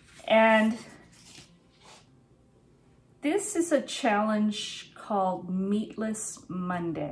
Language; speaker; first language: English; native; English